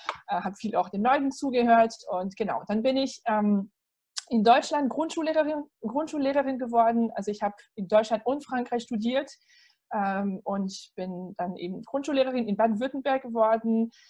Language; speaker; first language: German; non-native, fluent; French